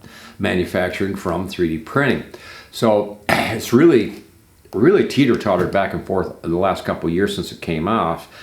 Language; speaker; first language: English; native; English